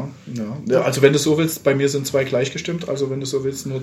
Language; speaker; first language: German; native; German